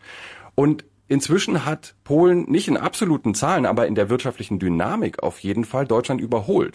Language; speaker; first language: German; native; German